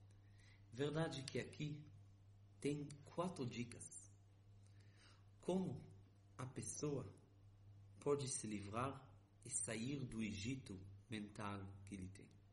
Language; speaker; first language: Portuguese; non-native, fluent; Hebrew